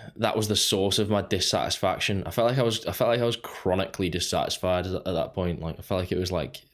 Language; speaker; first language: English; native; English